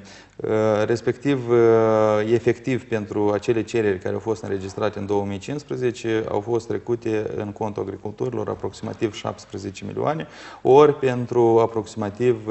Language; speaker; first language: Romanian; native; Romanian